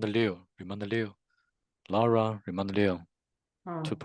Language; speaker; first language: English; non-native, learner; Chinese